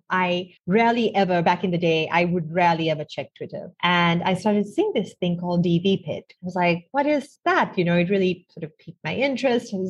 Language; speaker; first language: English; non-native, local second language; Sinhala